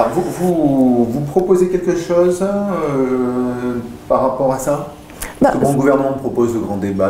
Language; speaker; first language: French; native; French